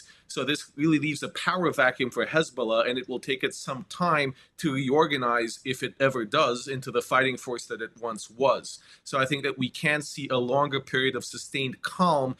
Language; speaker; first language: English; native; English